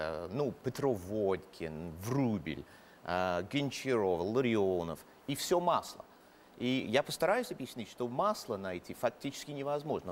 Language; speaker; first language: Russian; non-native, fluent; English